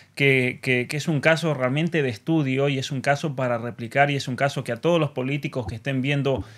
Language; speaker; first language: Spanish; native; Spanish